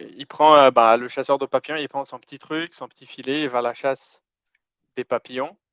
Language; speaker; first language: French; non-native, fluent; Portuguese